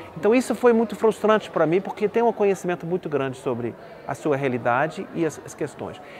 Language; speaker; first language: Portuguese; non-native, fluent; English